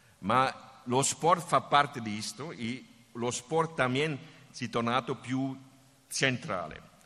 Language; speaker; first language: Italian; non-native, fluent; German